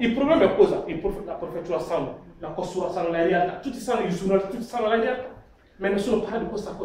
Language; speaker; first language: Italian; non-native, learner; French